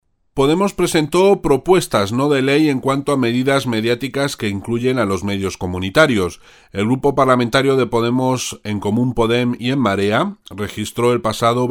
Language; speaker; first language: Spanish; native; Spanish